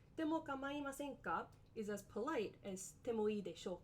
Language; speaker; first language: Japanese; non-native, fluent; English